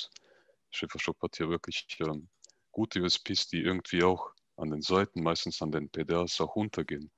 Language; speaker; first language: German; native; German